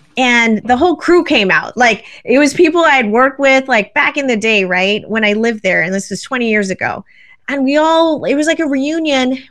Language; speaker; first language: English; native; English